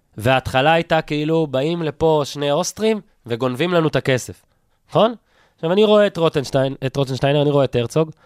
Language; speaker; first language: Hebrew; native; Hebrew